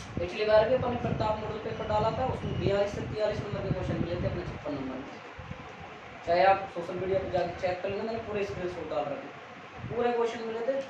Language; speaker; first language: Hindi; native; Hindi